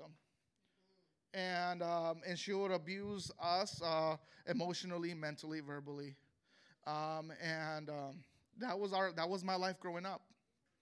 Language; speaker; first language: English; native; English